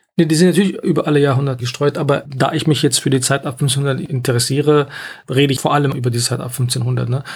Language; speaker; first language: German; non-native, fluent; Arabic